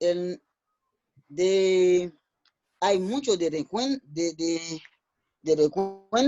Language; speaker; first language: Spanish; non-native, learner; Haitian Creole